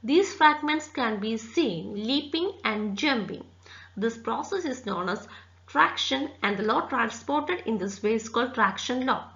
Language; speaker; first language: English; non-native, local second language; Malayalam